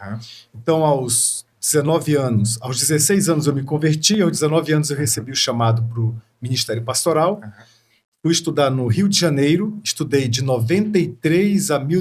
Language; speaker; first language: Portuguese; native; Portuguese